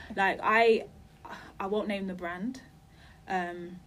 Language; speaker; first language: English; native; English